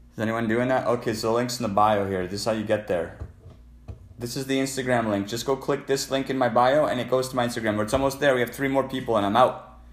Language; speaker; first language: English; native; English